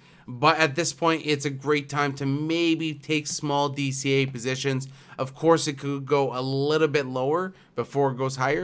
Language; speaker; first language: English; native; English